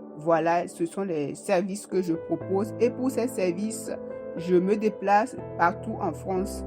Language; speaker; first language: French; non-native, local second language; Ewe